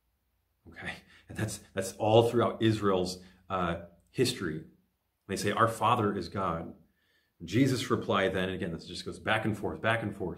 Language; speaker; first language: English; native; English